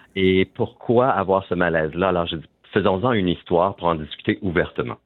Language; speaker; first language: French; native; French